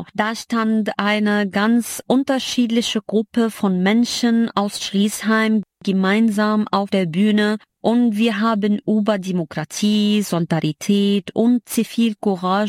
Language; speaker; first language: German; non-native, fluent; Arabic